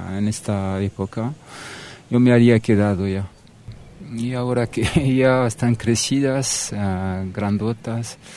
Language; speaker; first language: Spanish; non-native, fluent; French